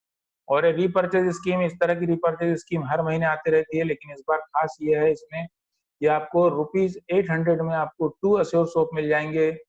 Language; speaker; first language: Hindi; native; Hindi